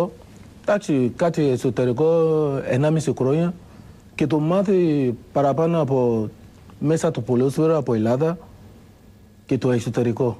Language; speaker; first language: Greek; non-native, learner; Yoruba